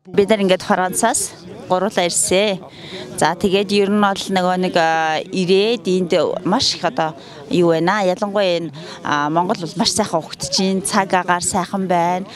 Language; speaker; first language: Mongolian; non-native, fluent; French